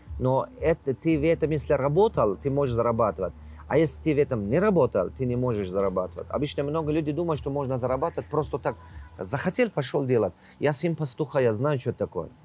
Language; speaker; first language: Russian; non-native, local second language; Tajik